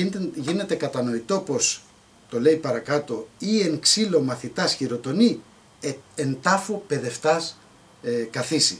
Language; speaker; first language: Greek; native; Greek